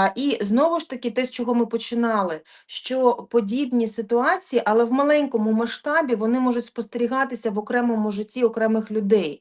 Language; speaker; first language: Ukrainian; non-native, local second language; Russian